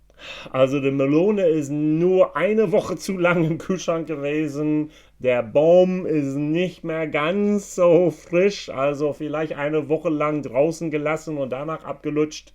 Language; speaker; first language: German; non-native, fluent; English